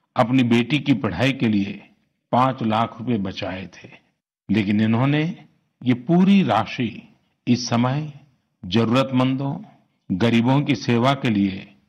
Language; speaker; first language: Hindi; non-native, local second language; Gujarati